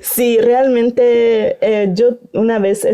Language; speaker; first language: Spanish; non-native, local second language; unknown